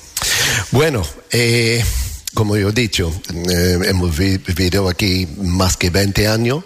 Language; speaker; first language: Spanish; non-native, fluent; English